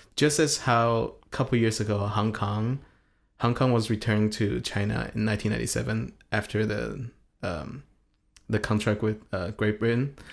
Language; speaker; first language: English; non-native, fluent; Chinese